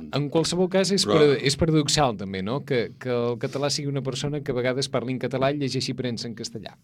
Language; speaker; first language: Catalan; native; Catalan